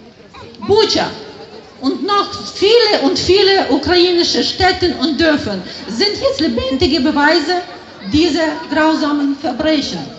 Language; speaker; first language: German; non-native, fluent; Ukrainian